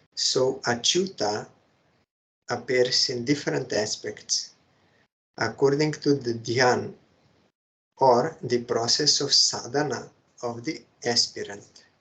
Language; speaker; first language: English; non-native, fluent; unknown